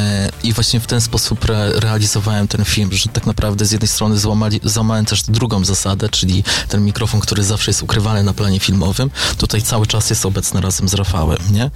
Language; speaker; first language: Polish; native; Polish